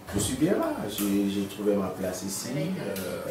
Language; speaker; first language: French; non-native, local second language; Wolof